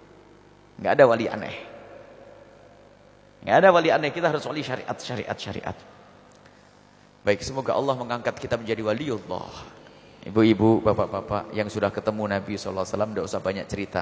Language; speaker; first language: Indonesian; native; Indonesian